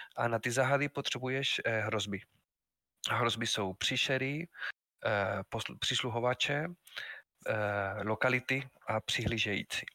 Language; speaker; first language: Czech; non-native, fluent; Spanish